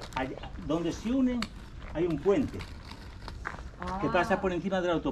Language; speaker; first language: Spanish; native; Spanish